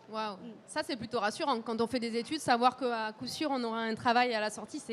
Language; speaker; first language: French; native; French